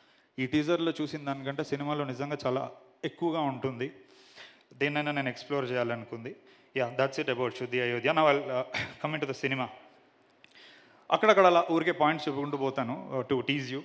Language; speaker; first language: Telugu; native; Telugu